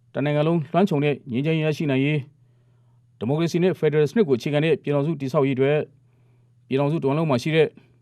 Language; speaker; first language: Burmese; non-native, local second language; Mon